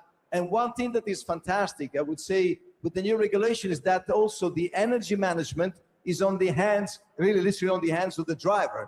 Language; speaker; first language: English; non-native, fluent; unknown